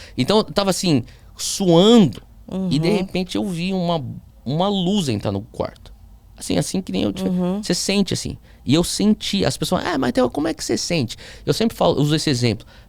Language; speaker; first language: Portuguese; early bilingual, heritage; Portuguese